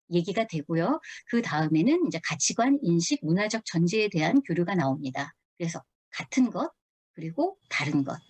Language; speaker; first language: Korean; native; Korean